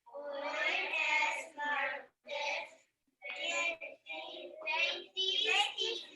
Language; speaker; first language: Spanish; non-native, learner; English